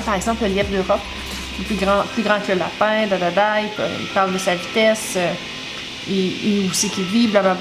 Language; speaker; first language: French; native; French